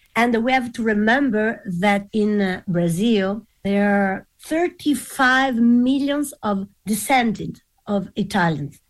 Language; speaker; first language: English; non-native, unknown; Italian